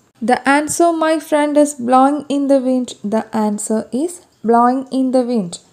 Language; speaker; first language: English; non-native, local second language; Malayalam